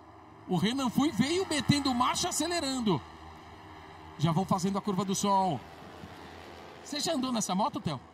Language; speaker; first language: Portuguese; native; Portuguese